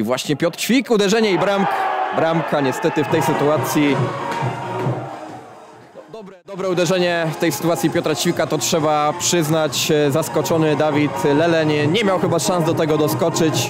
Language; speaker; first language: Polish; native; Polish